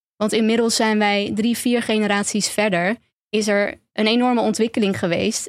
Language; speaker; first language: Dutch; early bilingual, other home language; Turkish